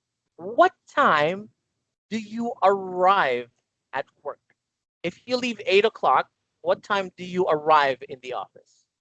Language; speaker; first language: English; non-native, local second language; Filipino